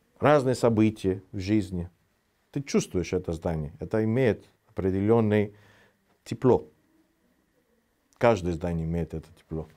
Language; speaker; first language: Russian; non-native, fluent; Greek